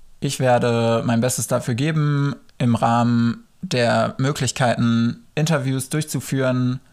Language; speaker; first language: German; early bilingual, other home language; Polish